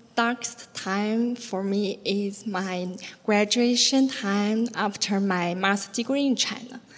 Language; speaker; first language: English; non-native, learner; Chinese